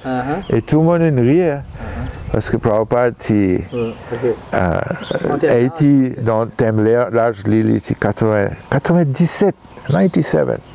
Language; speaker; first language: French; non-native, local second language; Morisyen